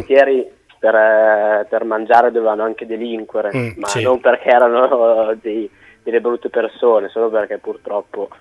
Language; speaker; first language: Italian; native; Italian